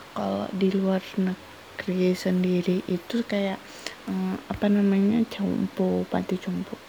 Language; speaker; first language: Indonesian; native; Indonesian